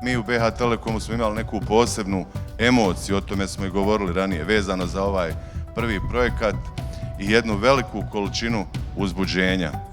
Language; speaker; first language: Bosnian; native; Bosnian